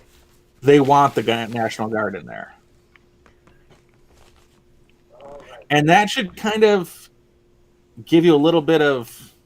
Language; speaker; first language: English; native; English